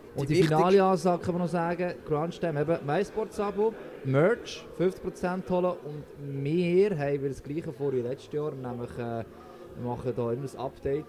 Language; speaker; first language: German; native; German